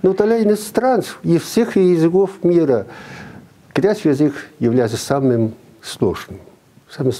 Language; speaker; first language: Russian; non-native, fluent; Chinese